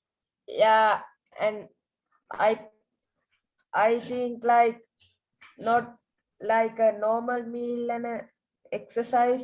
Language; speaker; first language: English; non-native, learner; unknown